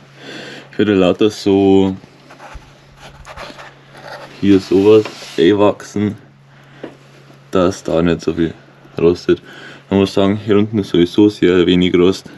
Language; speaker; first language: German; native; German